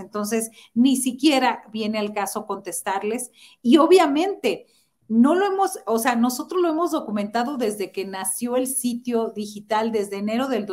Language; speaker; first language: Spanish; native; Spanish